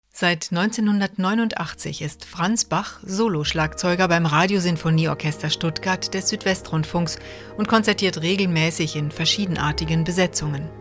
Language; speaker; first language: German; native; German